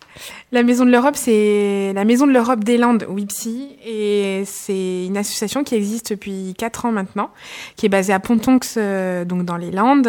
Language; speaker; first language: French; native; French